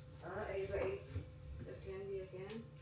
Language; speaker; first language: English; non-native, local second language; Filipino